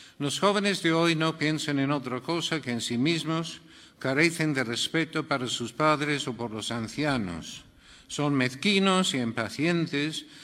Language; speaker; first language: Spanish; non-native, fluent; English